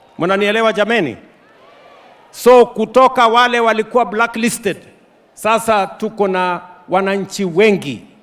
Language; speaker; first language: Swahili; non-native, local second language; Kalenjin